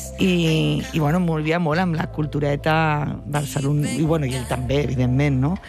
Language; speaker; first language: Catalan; non-native, local second language; Spanish